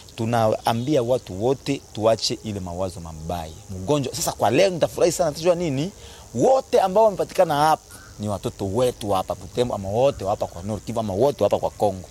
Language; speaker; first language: Swahili; non-native, local second language; Nande